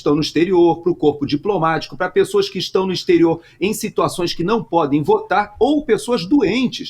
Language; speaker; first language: Portuguese; native; Portuguese